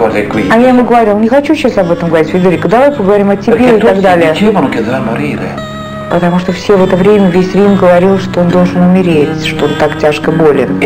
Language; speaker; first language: Russian; native; Russian